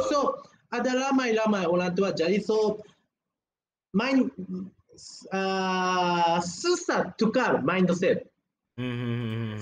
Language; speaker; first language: Malay; non-native, learner; Japanese